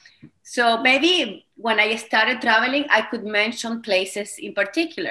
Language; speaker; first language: English; non-native, fluent; Spanish